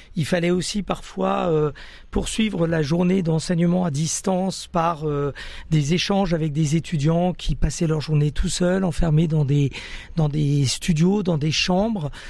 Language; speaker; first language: French; early bilingual, other home language; Italian